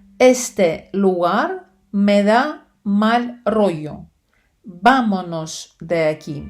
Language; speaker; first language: Spanish; non-native, fluent; Ukrainian